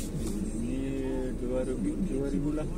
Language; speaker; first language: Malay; non-native, learner; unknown